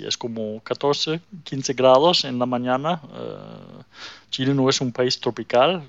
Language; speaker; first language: Spanish; non-native, fluent; Danish